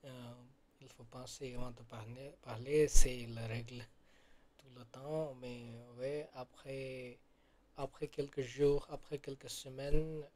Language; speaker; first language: French; non-native, learner; Gujarati